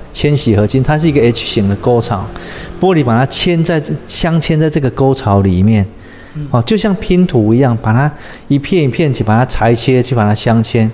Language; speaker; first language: Chinese; native; Chinese